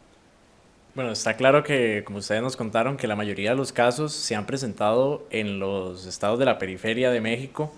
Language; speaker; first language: Spanish; native; Spanish